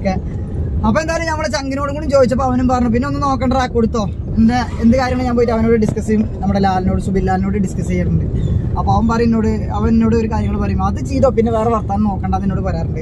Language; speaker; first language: Malayalam; native; Malayalam